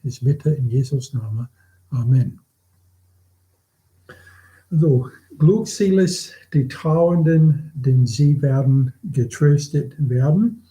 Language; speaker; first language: German; non-native, fluent; English